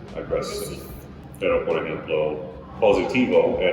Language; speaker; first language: Spanish; non-native, fluent; English